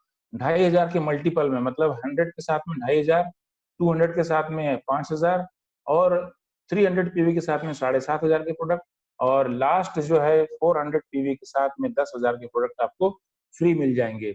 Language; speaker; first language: Hindi; native; Hindi